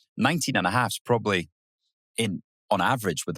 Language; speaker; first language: English; native; English